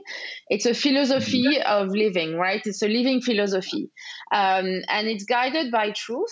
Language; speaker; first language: English; non-native, fluent; French